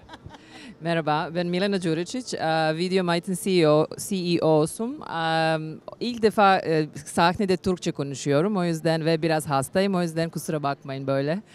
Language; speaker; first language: Turkish; non-native, learner; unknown